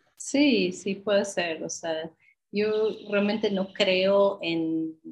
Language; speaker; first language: Spanish; non-native, fluent; English